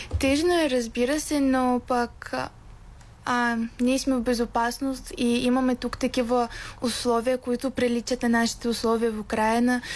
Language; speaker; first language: Bulgarian; early bilingual, heritage; Bulgarian